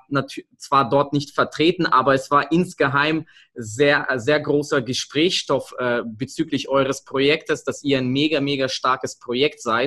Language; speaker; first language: German; native; German